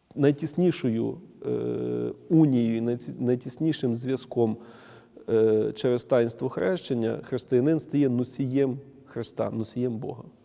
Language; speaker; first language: Ukrainian; native; Ukrainian